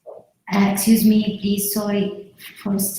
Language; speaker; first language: English; non-native, learner; Arabic